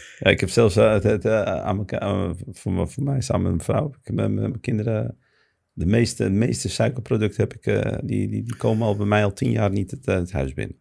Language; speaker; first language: Dutch; early bilingual, other home language; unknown